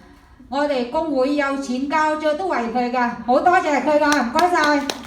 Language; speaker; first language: Cantonese; non-native, fluent; Thai